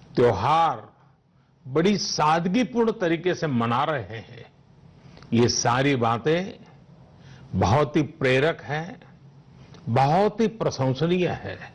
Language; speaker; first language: Hindi; non-native, local second language; Gujarati